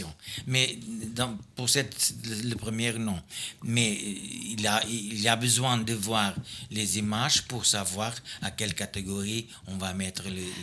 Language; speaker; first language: French; non-native, fluent; Portuguese